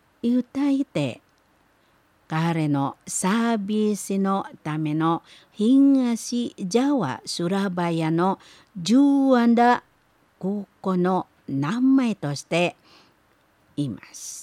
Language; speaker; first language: Japanese; non-native, learner; Indonesian